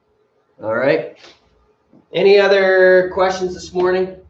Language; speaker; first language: English; native; English